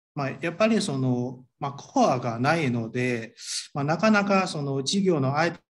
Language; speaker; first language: Japanese; non-native, fluent; Chinese